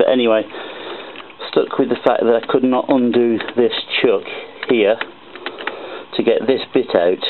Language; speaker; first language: English; native; English